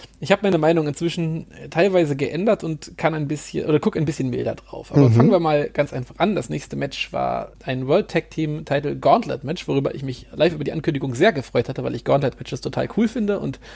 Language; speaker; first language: German; native; German